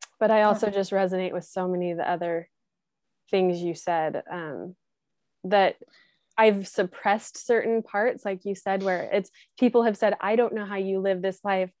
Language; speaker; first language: English; native; English